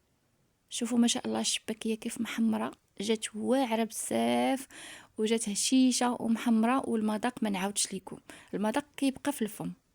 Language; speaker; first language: Arabic; native; Arabic